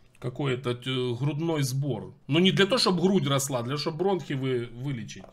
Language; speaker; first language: Russian; native; Russian